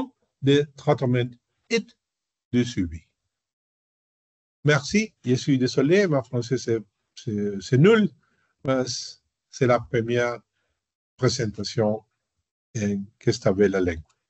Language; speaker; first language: French; non-native, learner; Spanish